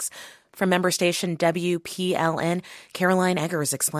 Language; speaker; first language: English; native; English